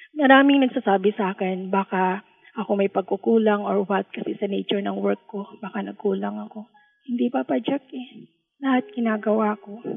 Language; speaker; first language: Filipino; non-native, local second language; Hiligaynon